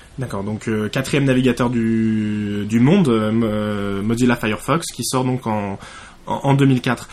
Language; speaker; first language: French; native; French